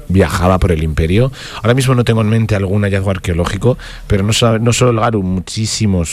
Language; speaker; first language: Spanish; native; Spanish